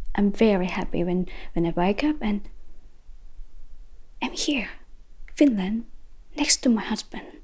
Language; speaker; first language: English; non-native, learner; Thai